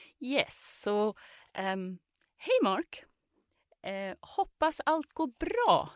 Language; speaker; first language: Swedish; native; Swedish